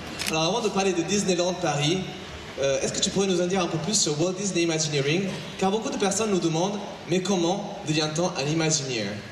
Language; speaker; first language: French; native; French